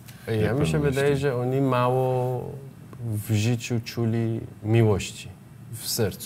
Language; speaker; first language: Polish; non-native, learner; Persian